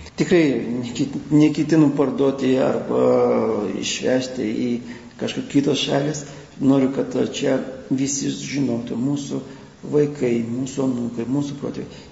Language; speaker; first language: Lithuanian; non-native, local second language; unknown